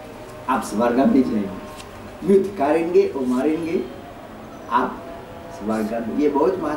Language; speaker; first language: Hindi; non-native, learner; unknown